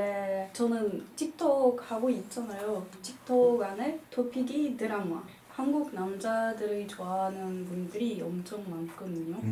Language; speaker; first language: Korean; non-native, fluent; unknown